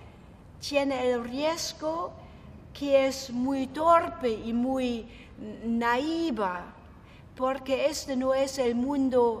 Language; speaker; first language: Spanish; non-native, fluent; German